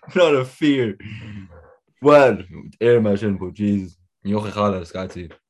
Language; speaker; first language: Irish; native; Irish